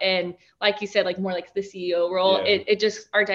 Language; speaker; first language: English; native; English